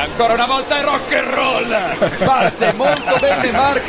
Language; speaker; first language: Italian; native; Italian